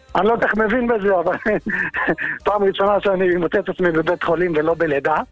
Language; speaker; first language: Hebrew; native; Hebrew